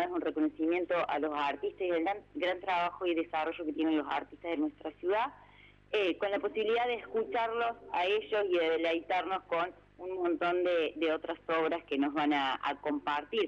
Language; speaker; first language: Spanish; native; Spanish